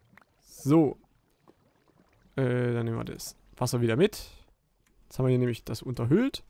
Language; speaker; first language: German; native; German